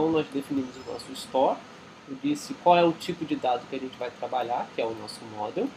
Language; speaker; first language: Portuguese; native; Portuguese